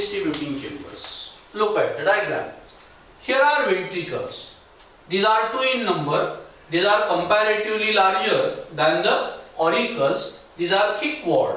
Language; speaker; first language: English; non-native, local second language; Marathi